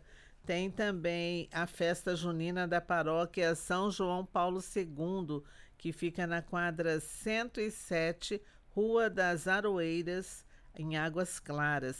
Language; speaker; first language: Portuguese; native; Portuguese